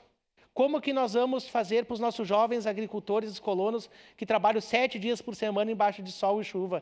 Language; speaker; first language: Portuguese; native; Portuguese